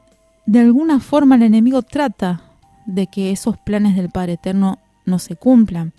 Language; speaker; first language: Spanish; native; Spanish